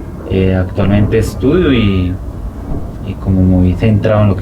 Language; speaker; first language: Spanish; native; Spanish